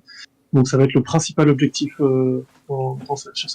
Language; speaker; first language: French; native; French